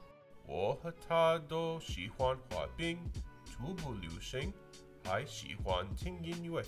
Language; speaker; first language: Chinese; non-native, learner; English